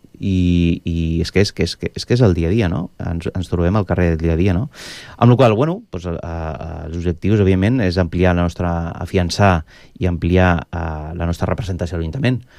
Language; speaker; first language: Catalan; non-native, local second language; Spanish